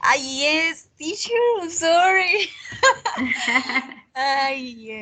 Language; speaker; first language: English; non-native, learner; Spanish